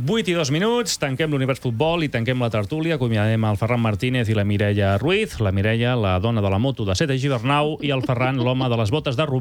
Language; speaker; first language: Catalan; native; Catalan